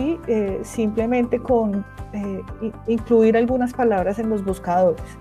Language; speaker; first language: Spanish; native; Spanish